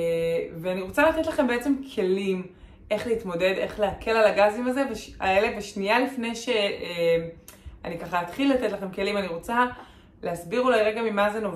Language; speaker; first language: Hebrew; native; Hebrew